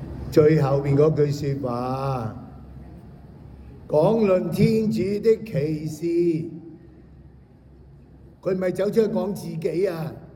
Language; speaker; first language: Cantonese; native; Cantonese